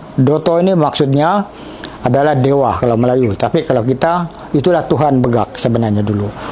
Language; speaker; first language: Malay; non-native, local second language; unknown